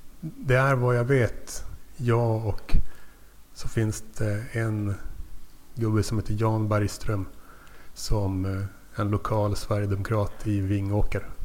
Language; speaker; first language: Swedish; native; Swedish